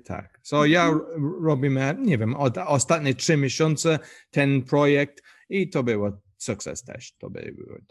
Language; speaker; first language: Polish; non-native, learner; English